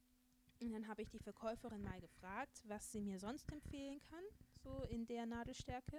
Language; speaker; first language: German; native; German